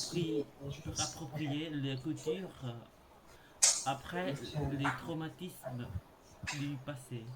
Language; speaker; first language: French; non-native, learner; Khmer